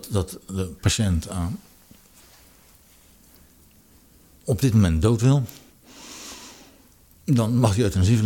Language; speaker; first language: Dutch; native; Dutch